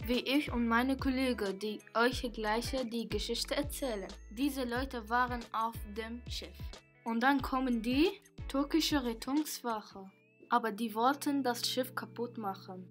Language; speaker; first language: German; non-native, learner; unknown